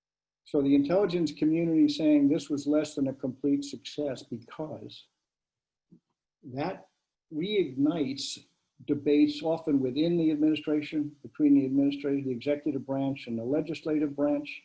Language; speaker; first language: English; native; English